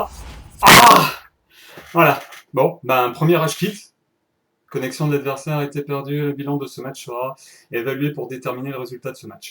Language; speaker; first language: French; native; French